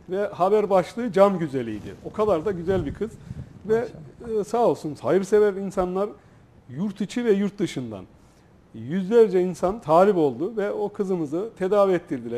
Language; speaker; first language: Turkish; native; Turkish